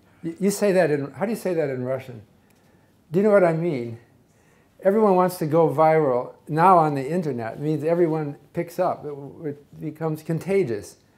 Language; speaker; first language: English; native; English